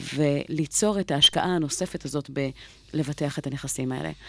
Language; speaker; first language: Hebrew; native; Hebrew